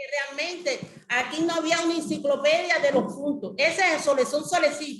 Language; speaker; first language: Spanish; native; Spanish